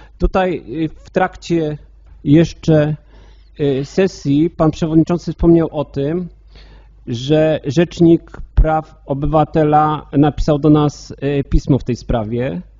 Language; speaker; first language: Polish; native; Polish